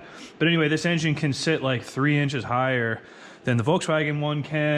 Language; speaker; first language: English; native; English